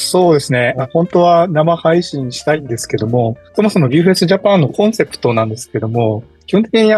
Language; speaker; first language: Japanese; native; Japanese